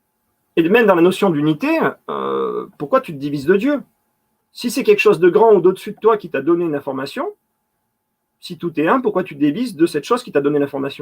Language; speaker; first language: French; native; French